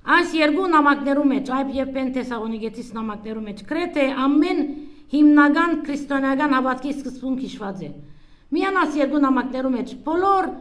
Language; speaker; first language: Armenian; native; Armenian